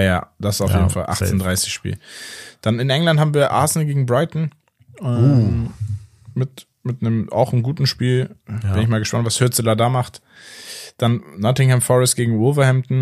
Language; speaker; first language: German; native; German